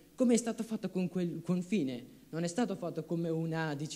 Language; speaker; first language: Italian; non-native, fluent; Persian